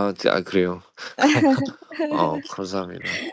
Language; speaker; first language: Korean; early bilingual, heritage; Korean